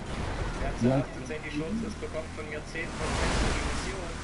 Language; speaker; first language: German; native; German